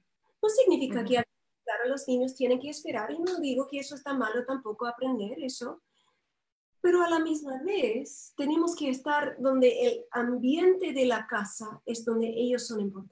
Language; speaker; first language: Spanish; non-native, fluent; English